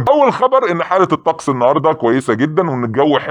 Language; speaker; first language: Arabic; native; Arabic